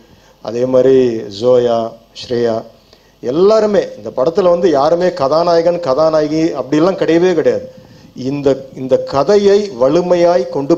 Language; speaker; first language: Tamil; native; Tamil